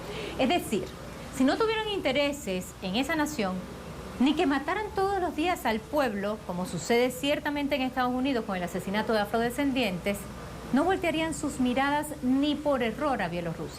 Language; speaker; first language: Spanish; native; Spanish